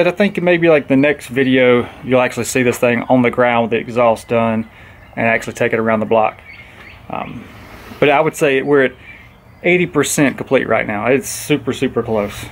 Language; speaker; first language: English; native; English